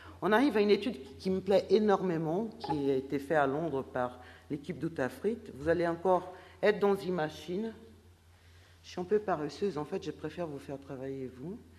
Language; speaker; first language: French; non-native, fluent; Portuguese